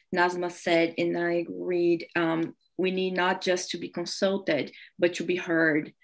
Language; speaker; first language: English; non-native, fluent; Portuguese